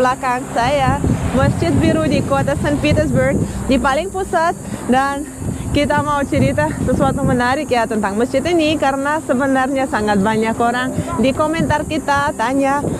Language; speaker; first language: Indonesian; non-native, fluent; Russian